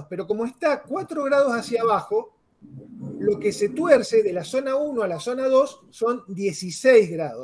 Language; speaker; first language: Spanish; native; Spanish